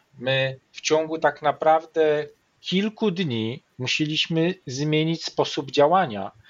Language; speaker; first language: Polish; native; Polish